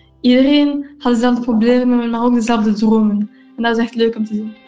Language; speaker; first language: Dutch; non-native, local second language; English